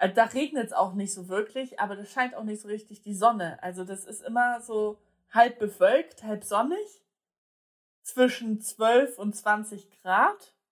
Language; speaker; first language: German; early bilingual, other home language; Polish